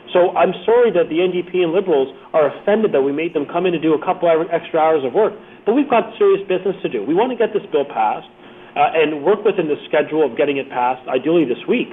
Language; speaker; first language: English; native; English